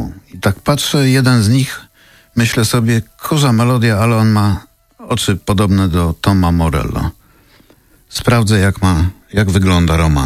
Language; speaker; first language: Polish; native; Polish